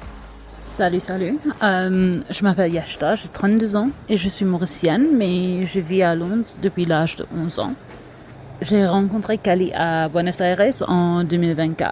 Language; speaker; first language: French; non-native, local second language; Morisyen